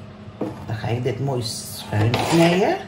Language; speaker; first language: Dutch; non-native, local second language; Caribbean Hindustani